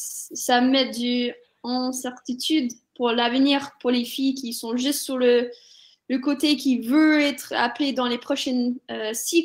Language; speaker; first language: French; non-native, fluent; English